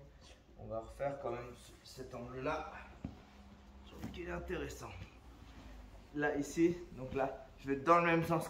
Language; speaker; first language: French; native; French